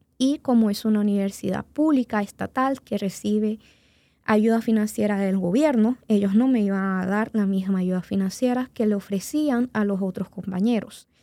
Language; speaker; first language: Spanish; native; Spanish